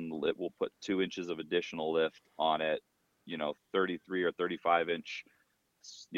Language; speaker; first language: English; native; English